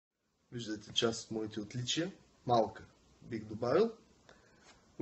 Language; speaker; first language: Bulgarian; native; Bulgarian